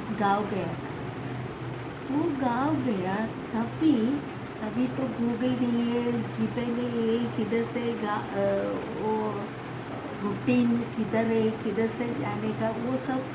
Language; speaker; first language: Hindi; non-native, local second language; Malayalam